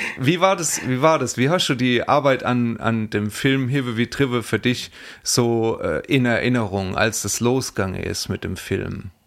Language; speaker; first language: German; native; German